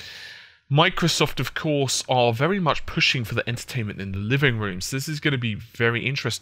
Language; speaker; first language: English; native; English